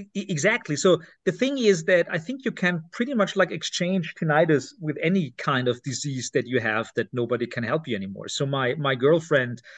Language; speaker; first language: English; non-native, fluent; German